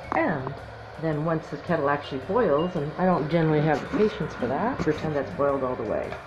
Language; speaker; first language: English; native; English